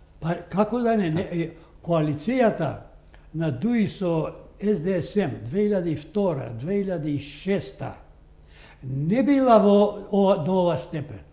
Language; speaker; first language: Macedonian; non-native, local second language; Albanian